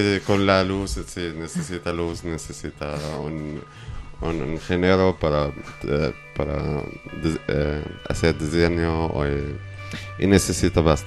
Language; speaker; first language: Spanish; non-native, learner; Arabic